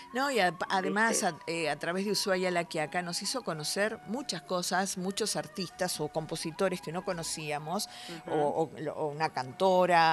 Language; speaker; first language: Spanish; native; Spanish